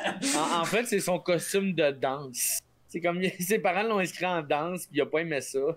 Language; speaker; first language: French; native; French